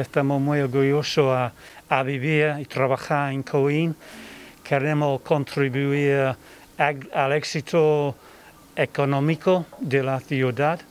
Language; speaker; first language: Spanish; non-native, fluent; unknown